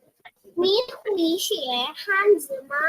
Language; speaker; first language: Chinese; non-native, learner; Hindi